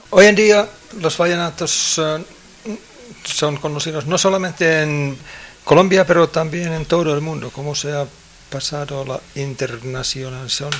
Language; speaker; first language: Spanish; non-native, learner; English